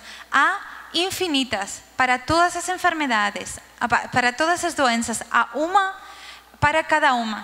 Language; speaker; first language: Portuguese; non-native, learner; Spanish